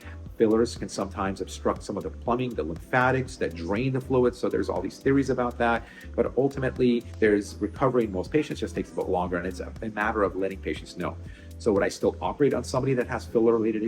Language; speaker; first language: English; native; English